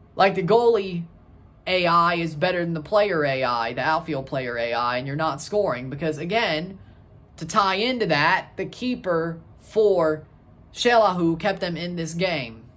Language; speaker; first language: English; native; English